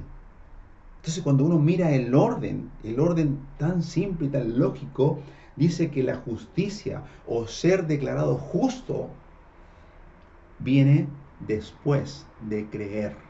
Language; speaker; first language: Spanish; native; Spanish